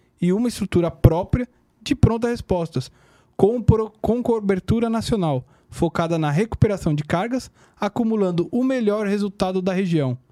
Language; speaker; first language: Portuguese; native; Portuguese